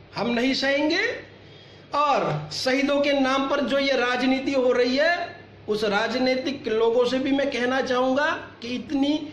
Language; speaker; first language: Hindi; non-native, local second language; Gujarati